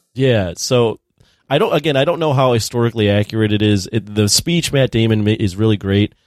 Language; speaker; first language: English; native; English